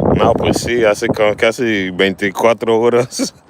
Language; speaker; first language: Spanish; early bilingual, heritage; Spanish